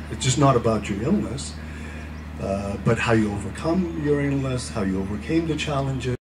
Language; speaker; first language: English; non-native, local second language; Nepali